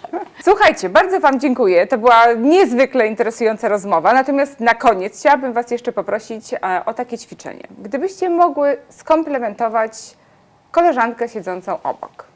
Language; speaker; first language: Polish; native; Polish